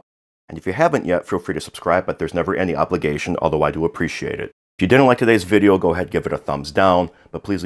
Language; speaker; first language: English; native; English